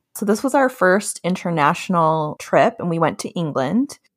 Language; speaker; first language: English; native; English